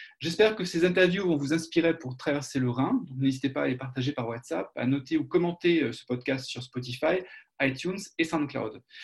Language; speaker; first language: French; native; French